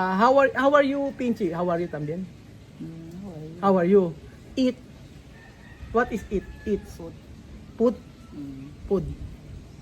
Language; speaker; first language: English; non-native, learner; Filipino